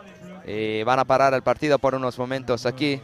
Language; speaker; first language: Spanish; non-native, fluent; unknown